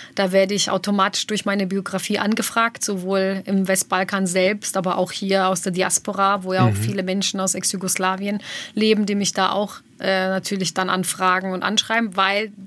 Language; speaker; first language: German; early bilingual, other home language; Bosnian